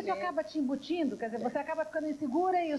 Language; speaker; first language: Portuguese; native; Portuguese